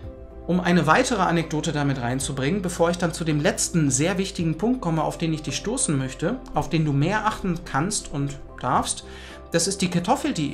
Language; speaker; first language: German; native; German